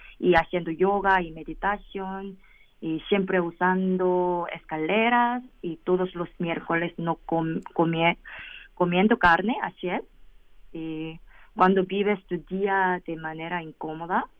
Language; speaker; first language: Spanish; non-native, learner; Korean